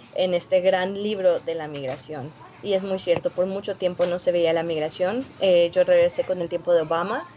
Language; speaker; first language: Spanish; early bilingual, heritage; Spanish